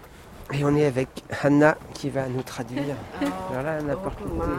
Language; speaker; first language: French; native; French